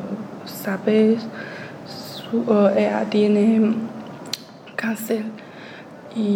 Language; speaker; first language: Spanish; non-native, learner; Chinese